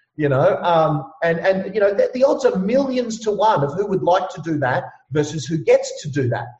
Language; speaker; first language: English; native; English